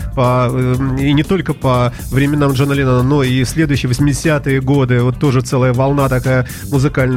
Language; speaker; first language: Russian; native; Russian